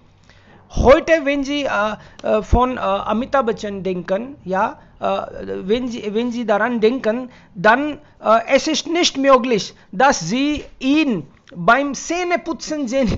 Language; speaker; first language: German; non-native, fluent; Hindi